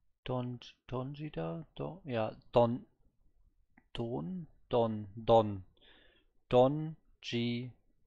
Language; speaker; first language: Korean; non-native, learner; German